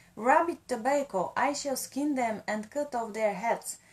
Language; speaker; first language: English; non-native, fluent; Bulgarian